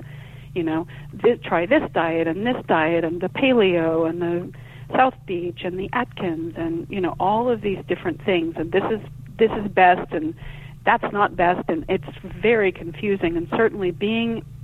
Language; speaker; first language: English; native; English